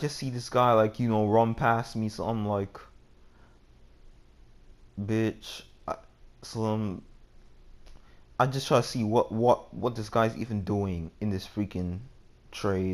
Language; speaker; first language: English; native; English